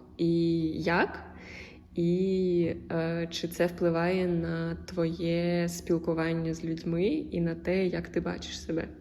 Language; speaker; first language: Ukrainian; native; Ukrainian